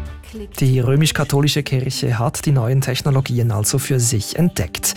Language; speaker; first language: German; native; German